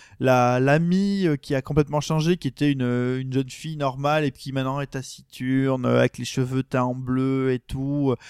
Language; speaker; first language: French; native; French